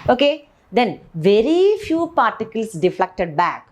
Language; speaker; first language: English; non-native, local second language; Malayalam